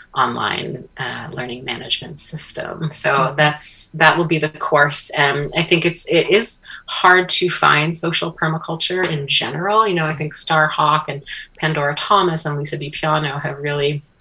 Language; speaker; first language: English; native; English